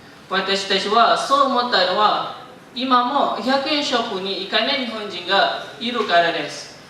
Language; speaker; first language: Japanese; non-native, learner; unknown